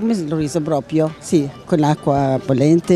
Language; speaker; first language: Italian; non-native, learner; Arabic